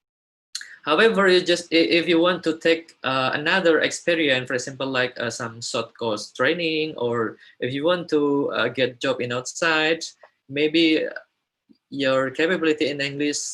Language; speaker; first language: English; non-native, fluent; Indonesian